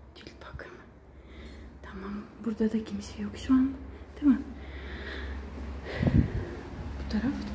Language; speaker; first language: Turkish; non-native, learner; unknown